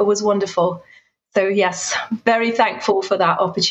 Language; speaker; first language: English; native; English